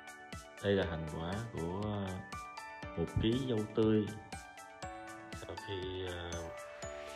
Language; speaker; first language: Vietnamese; native; Vietnamese